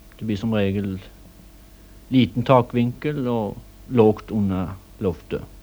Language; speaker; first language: Norwegian; native; Norwegian